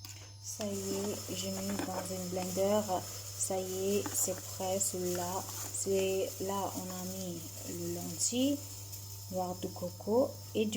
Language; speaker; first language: French; non-native, learner; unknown